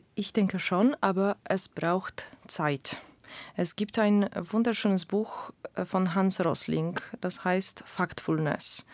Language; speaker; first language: German; non-native, fluent; Polish